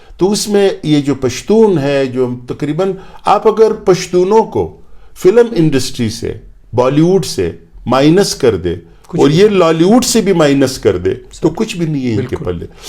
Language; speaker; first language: Urdu; non-native, local second language; Pashto